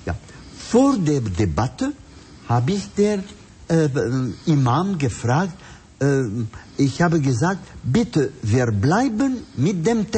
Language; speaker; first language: German; non-native, fluent; Arabic